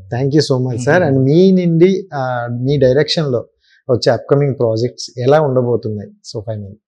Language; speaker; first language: Telugu; native; Telugu